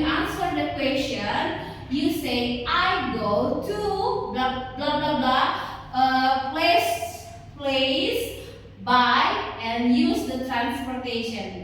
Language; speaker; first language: English; non-native, learner; Indonesian